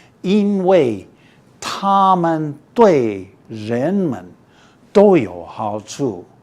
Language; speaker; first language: Chinese; non-native, fluent; English